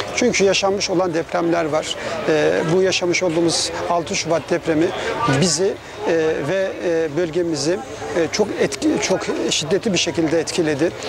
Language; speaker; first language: Turkish; native; Turkish